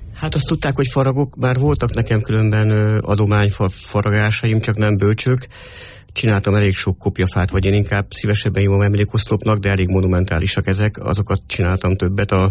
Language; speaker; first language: Hungarian; native; Hungarian